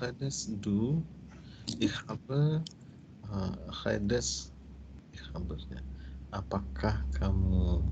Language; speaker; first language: German; non-native, learner; Indonesian